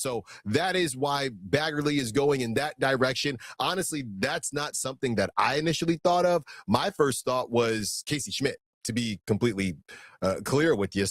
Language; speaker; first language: English; native; English